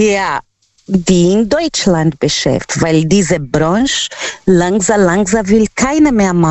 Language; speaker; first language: German; non-native, learner; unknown